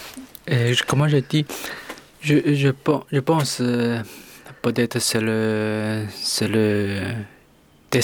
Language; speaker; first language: French; non-native, learner; Chinese